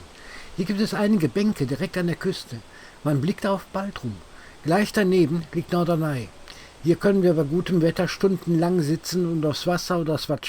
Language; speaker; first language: German; native; German